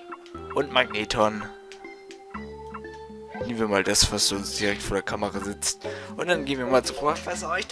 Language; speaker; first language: German; native; German